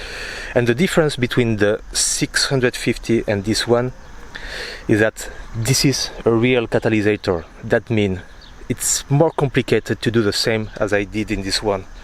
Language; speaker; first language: English; non-native, fluent; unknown